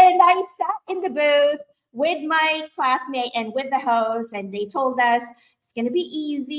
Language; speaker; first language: English; non-native, local second language; Filipino